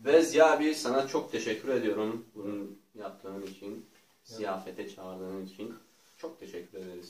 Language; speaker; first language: Turkish; non-native, fluent; Tajik